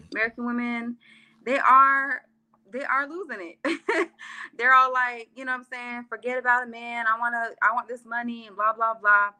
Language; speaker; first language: English; early bilingual, other home language; Arabic